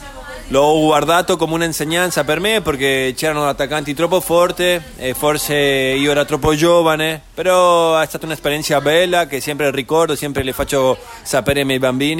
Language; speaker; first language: Italian; non-native, fluent; Spanish